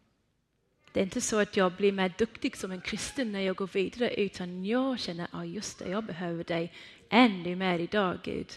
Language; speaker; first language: Swedish; non-native, fluent; Persian